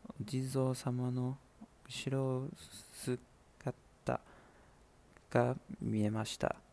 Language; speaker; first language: Japanese; non-native, learner; Chinese